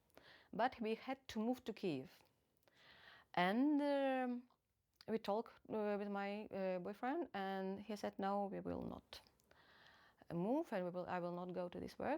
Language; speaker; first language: English; non-native, fluent; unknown